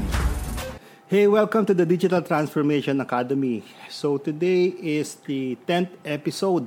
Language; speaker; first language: English; non-native, local second language; Filipino